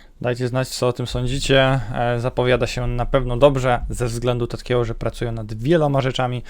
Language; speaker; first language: Polish; native; Polish